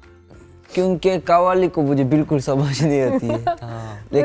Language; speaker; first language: Hindi; non-native, learner; Korean